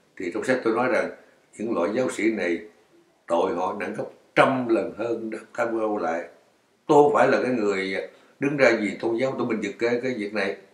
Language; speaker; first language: Vietnamese; native; Vietnamese